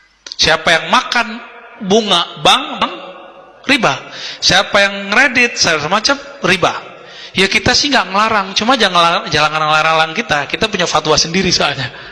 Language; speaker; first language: Indonesian; native; Indonesian